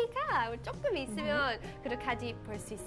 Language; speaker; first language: Korean; non-native, fluent; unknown